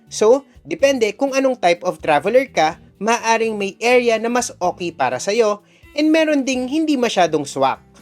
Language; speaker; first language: Filipino; native; Filipino